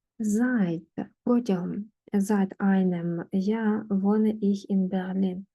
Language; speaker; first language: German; non-native, fluent; Ukrainian